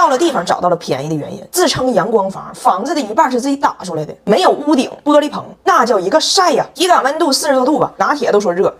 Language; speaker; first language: Chinese; native; Chinese